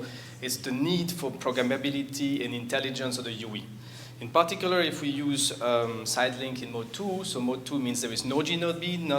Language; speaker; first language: English; non-native, fluent; French